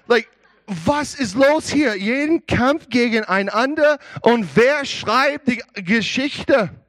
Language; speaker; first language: German; non-native, learner; English